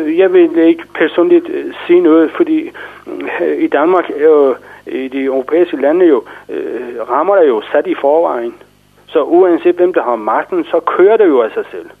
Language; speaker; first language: Danish; non-native, fluent; Persian